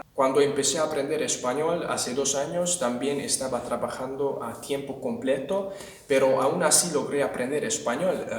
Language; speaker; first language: Spanish; non-native, fluent; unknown